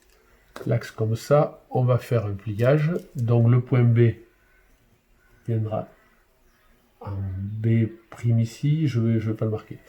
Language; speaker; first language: French; native; French